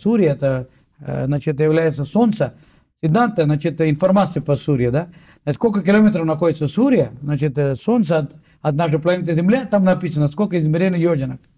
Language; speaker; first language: Russian; non-native, fluent; Tamil